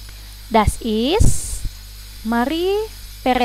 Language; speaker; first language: German; non-native, fluent; Indonesian